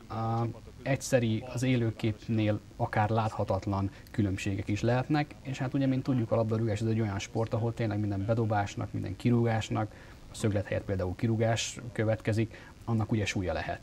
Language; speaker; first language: Hungarian; native; Hungarian